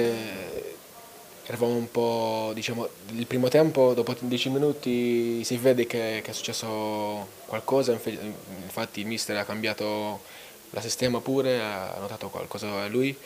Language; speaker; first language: Italian; non-native, fluent; Maltese